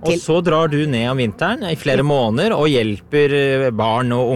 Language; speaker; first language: Norwegian; native; Norwegian